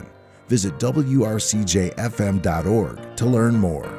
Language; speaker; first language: English; native; English